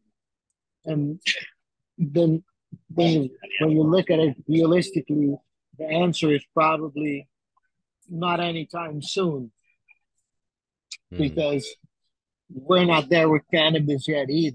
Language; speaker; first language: English; non-native, fluent; Dutch